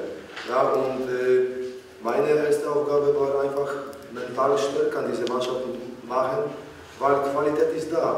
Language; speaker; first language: German; non-native, learner; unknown